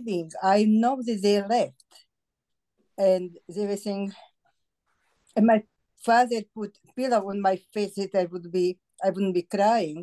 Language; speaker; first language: English; non-native, fluent; Slovak